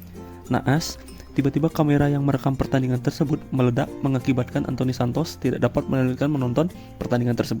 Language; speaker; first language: Indonesian; native; Indonesian